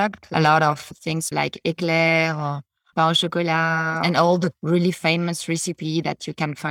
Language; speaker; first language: English; non-native, fluent; French